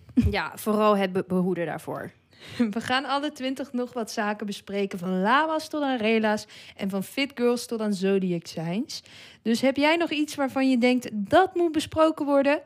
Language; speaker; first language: Dutch; native; Dutch